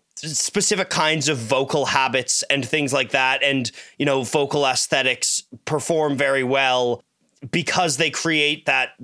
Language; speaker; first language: English; native; English